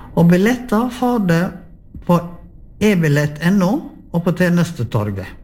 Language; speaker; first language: Norwegian; native; Norwegian